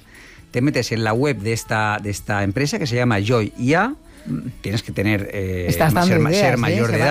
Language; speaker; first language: Spanish; native; Spanish